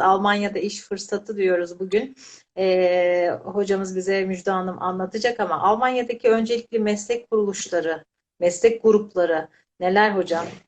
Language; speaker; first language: Turkish; native; Turkish